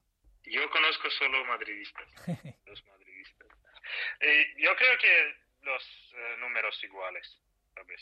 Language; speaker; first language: Spanish; non-native, fluent; Russian